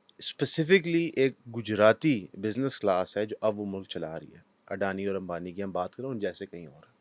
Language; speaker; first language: Urdu; non-native, local second language; Punjabi